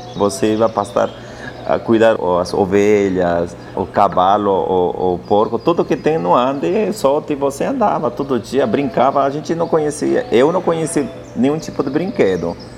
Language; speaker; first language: Portuguese; non-native, fluent; Spanish